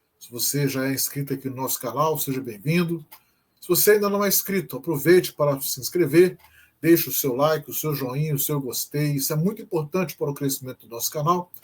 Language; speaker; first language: Portuguese; native; Portuguese